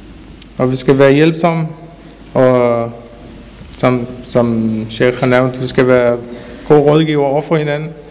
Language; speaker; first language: Danish; early bilingual, other home language; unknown